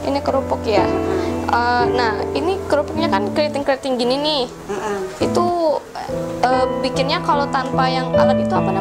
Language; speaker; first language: Indonesian; native; Indonesian